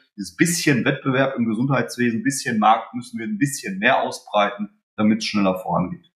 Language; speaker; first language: German; early bilingual, other home language; Polish